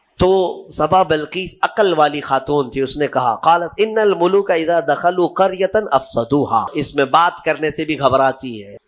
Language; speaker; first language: Urdu; native; Urdu